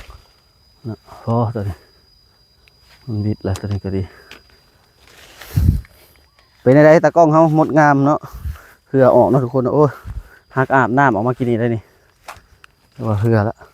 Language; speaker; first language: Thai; non-native, local second language; Lao